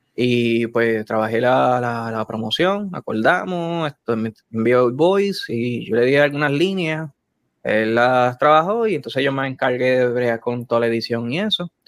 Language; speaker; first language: Spanish; native; Spanish